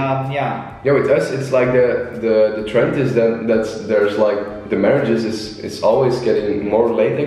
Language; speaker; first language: English; non-native, fluent; Dutch